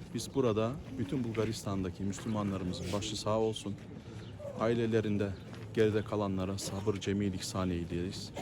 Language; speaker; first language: Turkish; native; Turkish